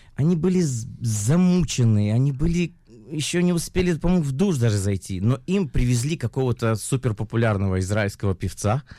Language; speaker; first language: Russian; native; Russian